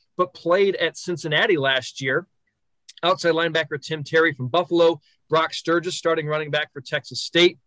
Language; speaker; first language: English; native; English